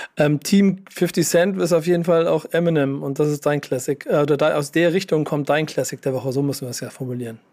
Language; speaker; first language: German; native; German